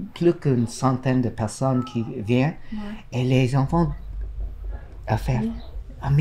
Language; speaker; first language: French; non-native, learner; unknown